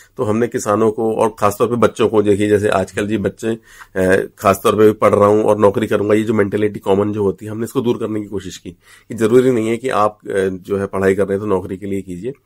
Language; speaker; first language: Hindi; native; Hindi